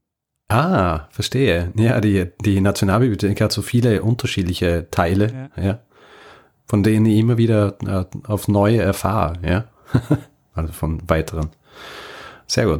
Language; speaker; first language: German; native; German